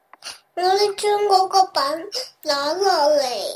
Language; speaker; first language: Cantonese; early bilingual, heritage; Cantonese